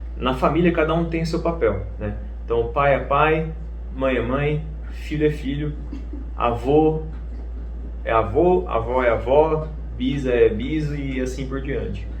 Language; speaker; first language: Portuguese; native; Portuguese